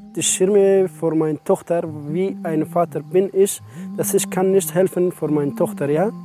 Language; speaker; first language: German; non-native, learner; Persian